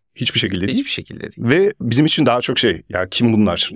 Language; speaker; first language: Turkish; early bilingual, heritage; Turkish